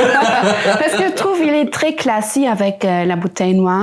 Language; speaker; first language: French; non-native, local second language; Luxembourgish